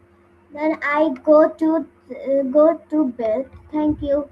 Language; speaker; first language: English; non-native, learner; Bangla